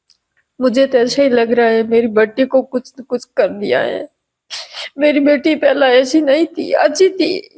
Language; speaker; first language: Hindi; non-native, local second language; Marwari